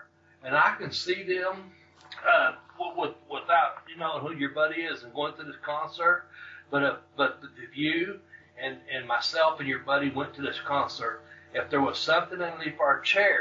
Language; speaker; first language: English; native; English